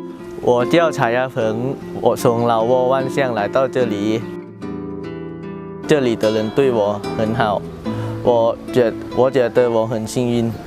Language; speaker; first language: Chinese; non-native, learner; Lao